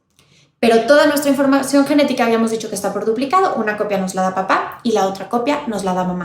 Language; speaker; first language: Spanish; native; Spanish